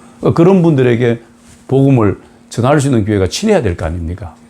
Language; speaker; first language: Korean; native; Korean